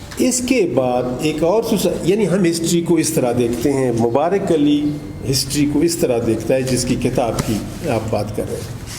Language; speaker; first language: Urdu; non-native, local second language; Baluchi